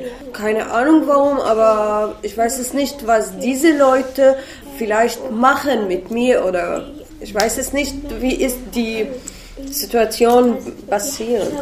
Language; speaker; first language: German; non-native, learner; Arabic